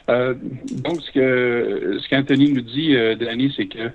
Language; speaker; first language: French; native; French